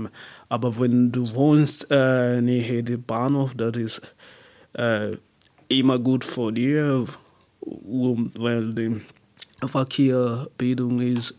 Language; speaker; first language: German; non-native, learner; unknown